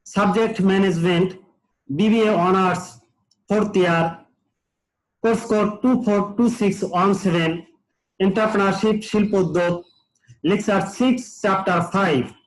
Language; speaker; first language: English; non-native, local second language; Bangla